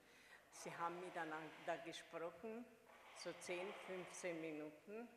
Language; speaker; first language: German; non-native, fluent; Hungarian